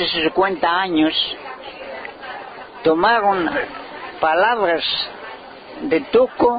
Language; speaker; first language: Spanish; early bilingual, heritage; Ladino